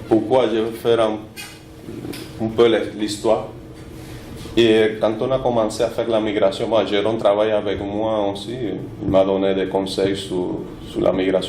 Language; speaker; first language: French; non-native, fluent; Spanish